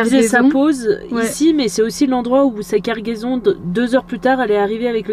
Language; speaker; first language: French; native; French